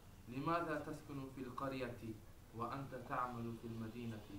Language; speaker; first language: Arabic; non-native, learner; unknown